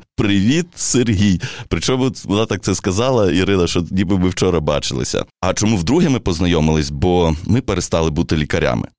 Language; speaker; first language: Ukrainian; native; Ukrainian